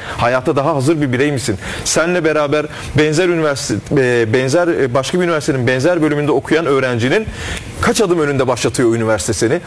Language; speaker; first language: Turkish; native; Turkish